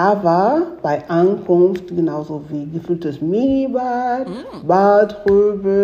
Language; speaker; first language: German; non-native, fluent; Spanish